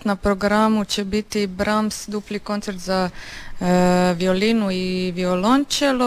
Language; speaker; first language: Serbian; native; Serbian